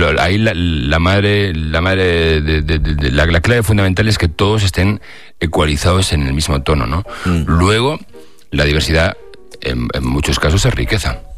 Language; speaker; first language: Spanish; native; Spanish